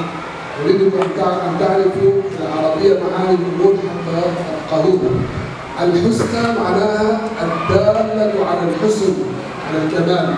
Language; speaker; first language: Arabic; native; Arabic